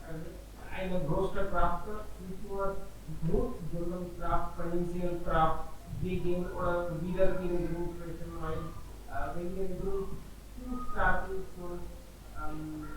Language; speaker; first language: German; non-native, learner; Hindi